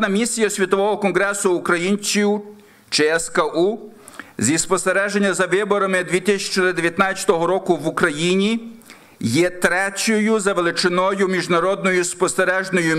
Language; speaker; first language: Ukrainian; early bilingual, heritage; Ukrainian